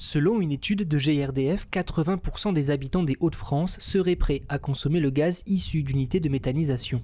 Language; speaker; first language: French; native; French